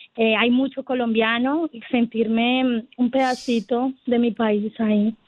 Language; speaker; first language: Spanish; native; Spanish